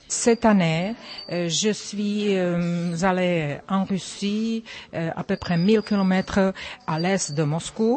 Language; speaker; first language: French; non-native, fluent; Czech